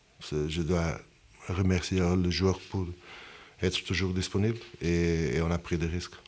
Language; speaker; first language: French; non-native, fluent; Portuguese